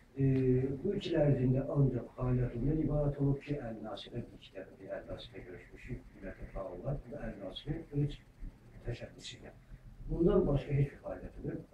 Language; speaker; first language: Azerbaijani; non-native, local second language; Talysh